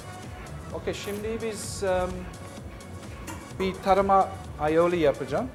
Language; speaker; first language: Turkish; non-native, learner; English